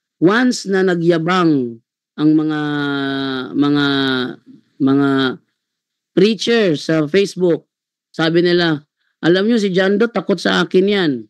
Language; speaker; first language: Filipino; non-native, local second language; Cebuano